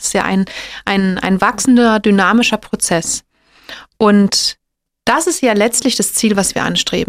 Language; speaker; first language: German; native; German